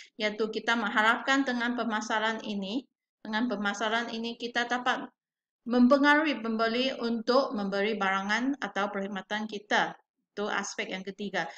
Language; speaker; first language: Malay; non-native, local second language; Chinese